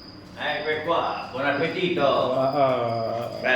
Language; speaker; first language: Italian; native; Italian